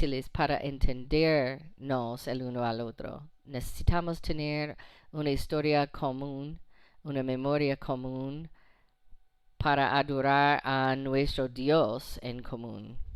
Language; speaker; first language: Spanish; non-native, fluent; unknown